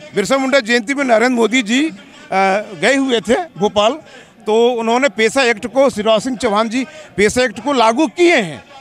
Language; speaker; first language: Hindi; native; Hindi